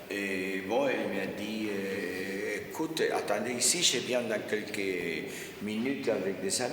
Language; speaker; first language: French; non-native, fluent; Spanish